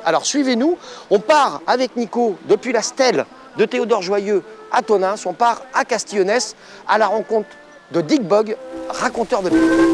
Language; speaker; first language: French; native; French